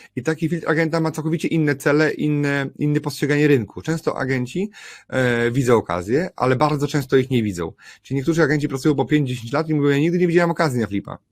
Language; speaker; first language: Polish; native; Polish